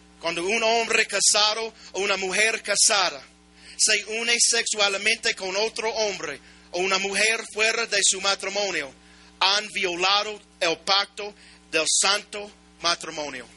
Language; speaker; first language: Spanish; non-native, learner; English